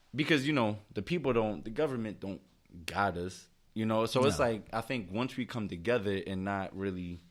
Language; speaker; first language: English; native; English